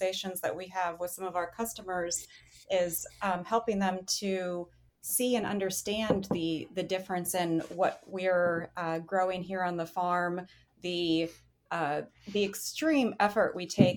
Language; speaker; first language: English; native; English